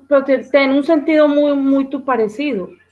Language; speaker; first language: Portuguese; non-native, learner; Spanish